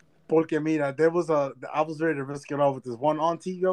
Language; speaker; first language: English; early bilingual, other home language; Spanish